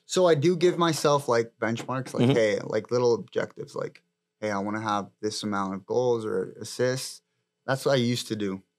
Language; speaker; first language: English; early bilingual, other home language; Spanish